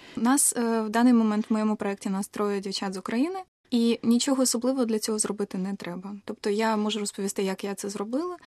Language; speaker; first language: Ukrainian; native; Ukrainian